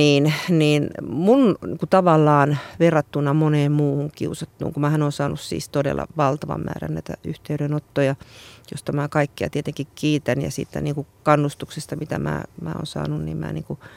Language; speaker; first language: Finnish; native; Finnish